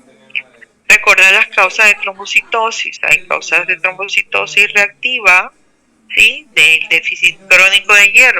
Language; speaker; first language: Spanish; native; Spanish